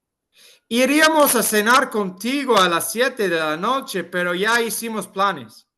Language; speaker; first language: Spanish; non-native, fluent; English